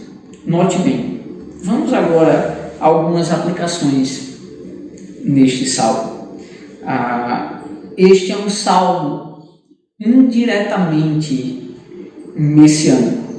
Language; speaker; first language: Portuguese; native; Portuguese